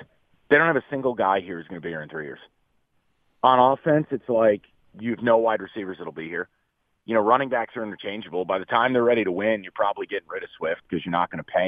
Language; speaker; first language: English; native; English